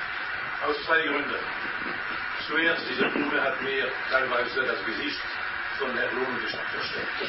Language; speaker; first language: German; non-native, fluent; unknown